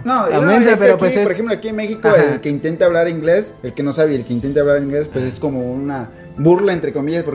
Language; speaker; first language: Spanish; native; Spanish